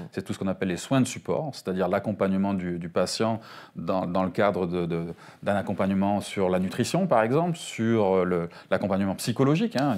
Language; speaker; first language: French; native; French